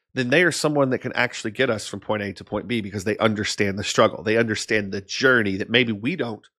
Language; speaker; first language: English; native; English